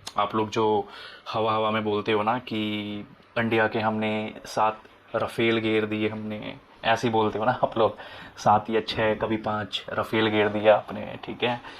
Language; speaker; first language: Hindi; native; Hindi